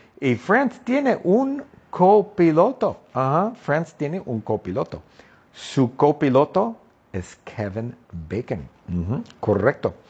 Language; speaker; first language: Spanish; non-native, fluent; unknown